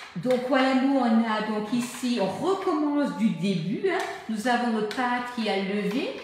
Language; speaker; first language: French; native; French